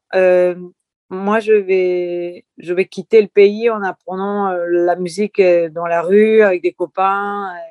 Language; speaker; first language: French; non-native, fluent; Spanish